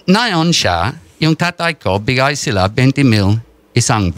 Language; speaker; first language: Filipino; non-native, learner; English